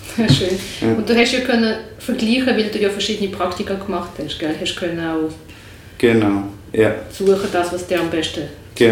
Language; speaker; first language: German; native; German